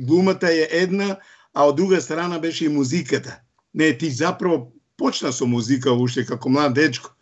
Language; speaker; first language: Macedonian; non-native, local second language; Romany